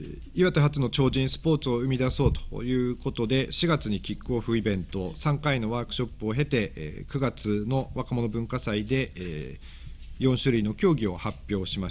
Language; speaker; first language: Japanese; native; Japanese